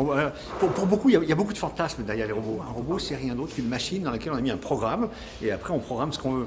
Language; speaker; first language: French; native; French